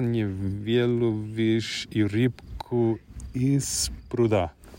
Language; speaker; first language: Russian; non-native, learner; English